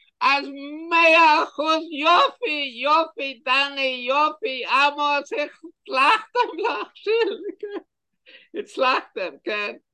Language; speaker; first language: Hebrew; non-native, fluent; English